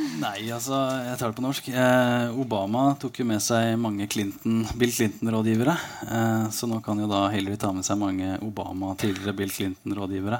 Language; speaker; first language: Norwegian; native; Norwegian